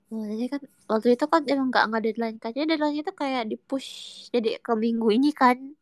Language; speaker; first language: Japanese; non-native, learner; Indonesian